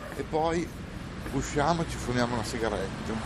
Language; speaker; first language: Italian; native; Italian